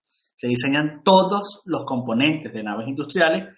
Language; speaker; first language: Spanish; native; Spanish